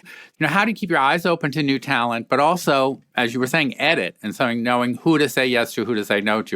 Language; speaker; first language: English; native; English